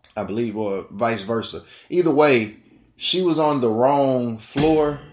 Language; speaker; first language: English; native; English